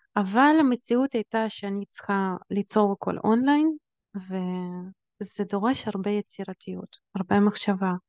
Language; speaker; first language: Hebrew; early bilingual, other home language; Russian